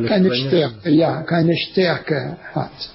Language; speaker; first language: German; non-native, learner; French